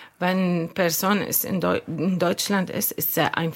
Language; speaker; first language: German; non-native, fluent; Arabic